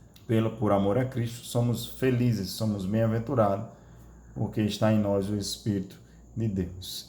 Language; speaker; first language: Portuguese; native; Portuguese